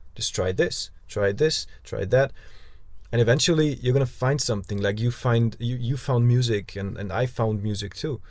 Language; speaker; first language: English; non-native, fluent; German